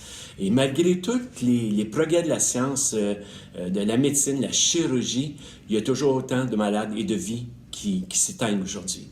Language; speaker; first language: French; native; French